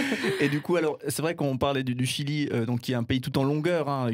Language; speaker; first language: French; native; French